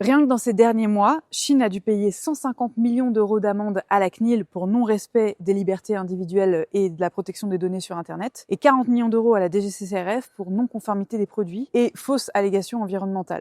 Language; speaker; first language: French; native; French